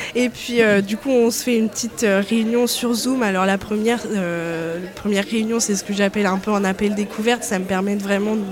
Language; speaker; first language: French; non-native, fluent; Spanish